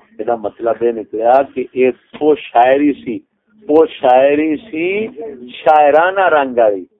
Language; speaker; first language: Urdu; non-native, local second language; Punjabi